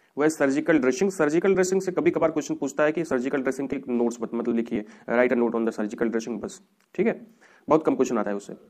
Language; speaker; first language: Hindi; native; Hindi